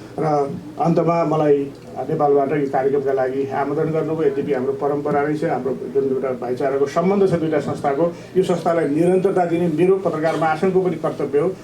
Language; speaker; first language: Nepali; native; Nepali